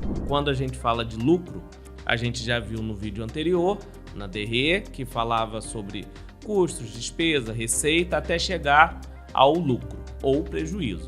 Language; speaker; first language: Portuguese; native; Portuguese